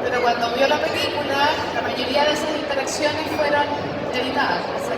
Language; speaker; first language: Spanish; native; Spanish